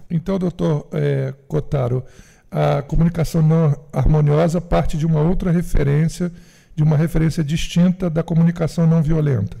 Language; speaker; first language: Portuguese; native; Portuguese